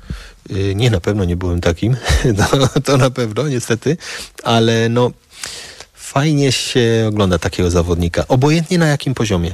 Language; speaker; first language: Polish; early bilingual, heritage; Polish